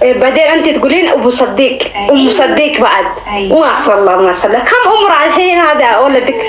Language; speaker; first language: Arabic; native; Arabic